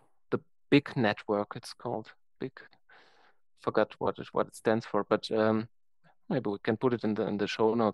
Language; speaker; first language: English; non-native, fluent; German